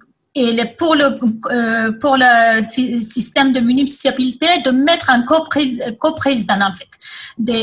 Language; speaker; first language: French; non-native, fluent; Kurdish